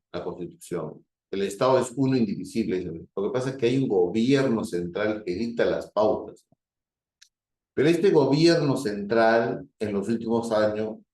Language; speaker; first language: Spanish; native; Spanish